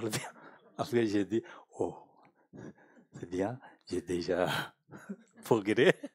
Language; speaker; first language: French; non-native, learner; Tibetan